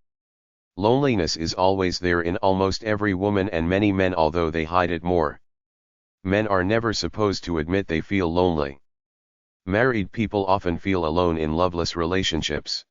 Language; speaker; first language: English; native; English